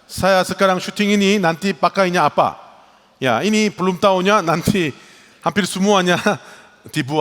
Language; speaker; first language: Indonesian; non-native, learner; Korean